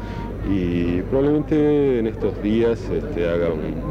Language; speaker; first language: Spanish; native; Spanish